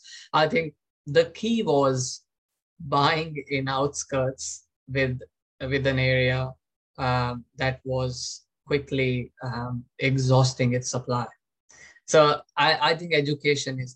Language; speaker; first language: English; non-native, local second language; Hindi